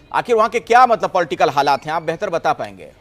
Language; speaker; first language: Hindi; native; Hindi